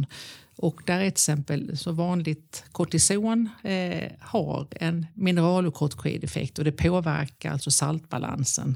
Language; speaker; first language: Swedish; native; Swedish